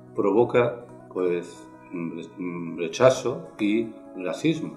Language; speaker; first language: Spanish; non-native, fluent; Persian